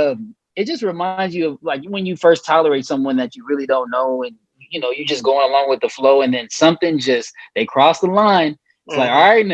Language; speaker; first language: English; native; English